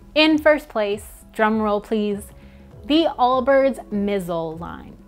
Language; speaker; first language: English; native; English